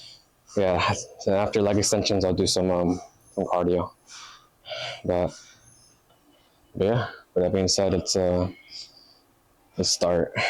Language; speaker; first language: English; native; English